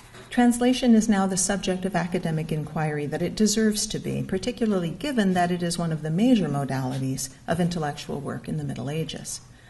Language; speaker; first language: English; native; English